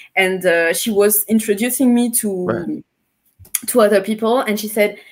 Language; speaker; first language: English; non-native, fluent; French